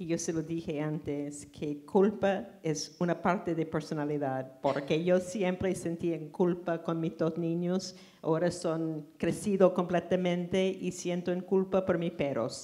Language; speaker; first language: Spanish; non-native, fluent; English